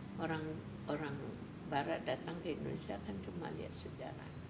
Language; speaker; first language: Indonesian; native; Indonesian